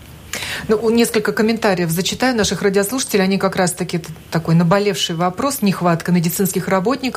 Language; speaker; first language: Russian; native; Russian